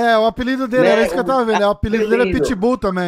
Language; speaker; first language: Portuguese; native; Portuguese